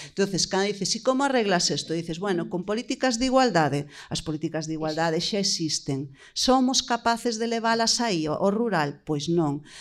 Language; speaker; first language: Galician; native; Galician